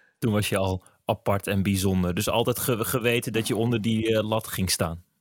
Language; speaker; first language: Dutch; native; Dutch